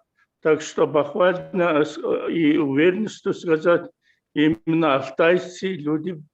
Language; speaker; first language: Russian; non-native, fluent; Mongolian